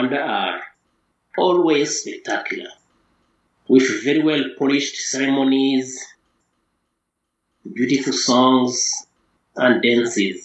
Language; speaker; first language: English; non-native, local second language; Kinyarwanda